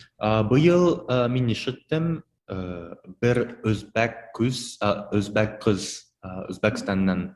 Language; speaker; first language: Tatar; non-native, fluent; Japanese